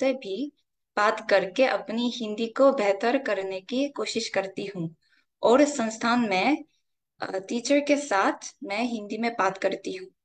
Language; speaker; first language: Hindi; non-native, fluent; Korean